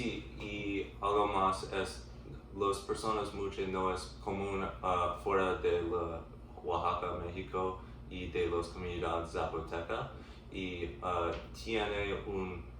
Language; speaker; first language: Spanish; non-native, learner; English